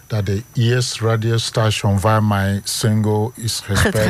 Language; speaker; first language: Dutch; non-native, fluent; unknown